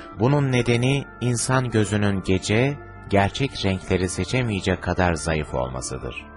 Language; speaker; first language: Turkish; native; Turkish